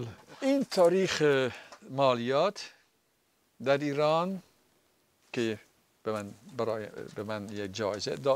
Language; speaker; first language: Persian; non-native, fluent; Dutch